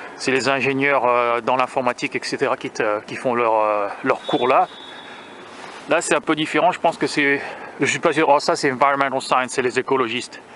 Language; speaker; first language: French; native; French